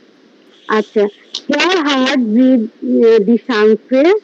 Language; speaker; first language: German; non-native, learner; Bangla